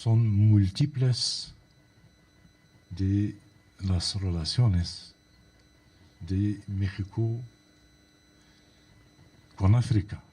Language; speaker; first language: Spanish; non-native, fluent; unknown